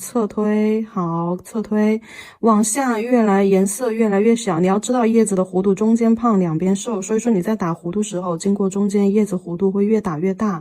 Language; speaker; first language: Chinese; native; Chinese